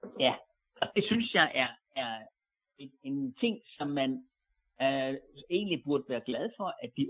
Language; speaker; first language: Danish; native; Danish